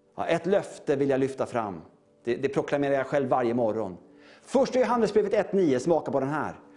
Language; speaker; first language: Swedish; native; Swedish